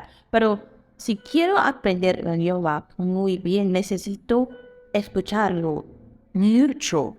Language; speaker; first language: Spanish; non-native, fluent; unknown